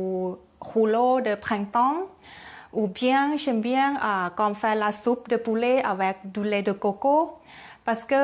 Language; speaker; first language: French; non-native, learner; Thai